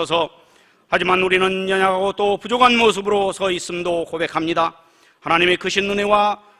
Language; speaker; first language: Korean; native; Korean